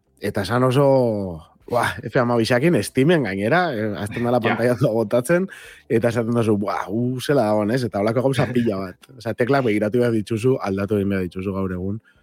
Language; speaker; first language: Basque; native; Basque